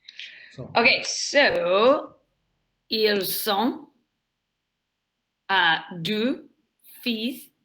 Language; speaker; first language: French; non-native, learner; English